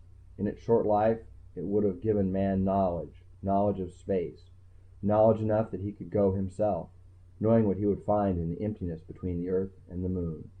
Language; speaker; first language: English; native; English